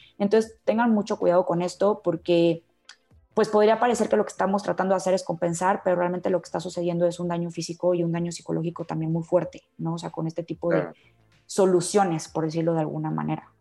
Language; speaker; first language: Spanish; native; Spanish